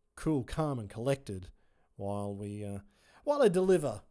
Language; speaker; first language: English; native; English